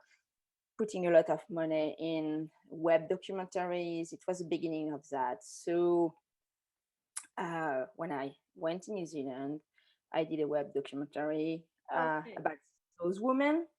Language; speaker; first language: English; non-native, fluent; French